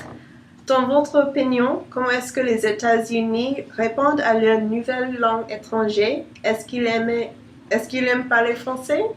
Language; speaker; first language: French; non-native, learner; English